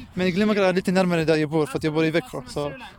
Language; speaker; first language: Swedish; non-native, fluent; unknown